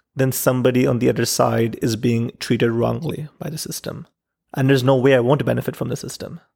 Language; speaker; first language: English; non-native, local second language; Urdu